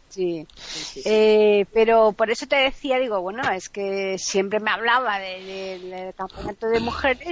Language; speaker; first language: Spanish; native; Spanish